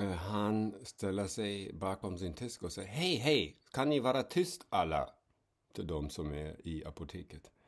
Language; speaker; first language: Swedish; non-native, fluent; German